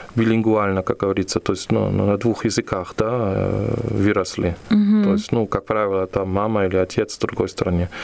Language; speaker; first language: Russian; non-native, fluent; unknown